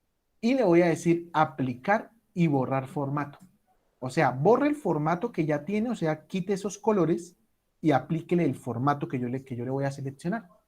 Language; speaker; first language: Spanish; native; Spanish